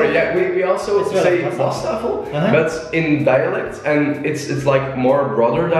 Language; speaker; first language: English; non-native, fluent; Dutch